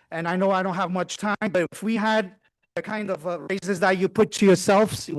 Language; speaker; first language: English; non-native, fluent; Portuguese